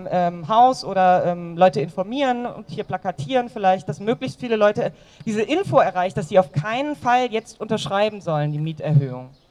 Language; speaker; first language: German; native; German